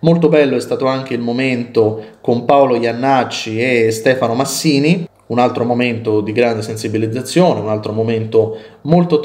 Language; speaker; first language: Italian; native; Italian